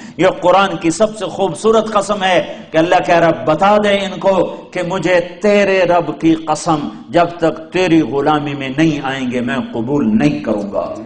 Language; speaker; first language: Urdu; non-native, local second language; Punjabi